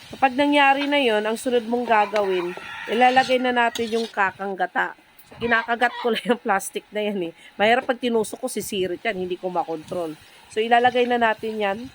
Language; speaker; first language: Filipino; non-native, local second language; Cebuano